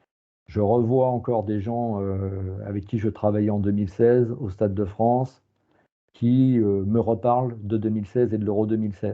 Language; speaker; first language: French; native; French